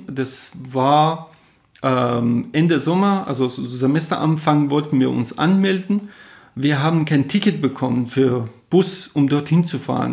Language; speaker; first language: German; non-native, fluent; Persian